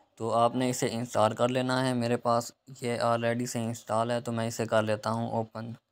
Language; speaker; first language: Urdu; non-native, local second language; Punjabi